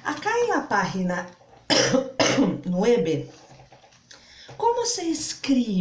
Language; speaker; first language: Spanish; non-native, learner; Portuguese